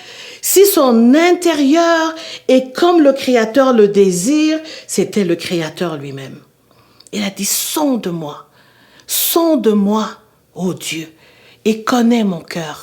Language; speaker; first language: French; native; French